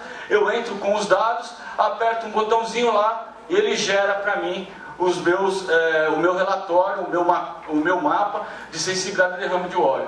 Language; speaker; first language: Portuguese; native; Portuguese